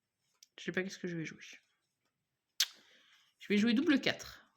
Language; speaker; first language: French; native; French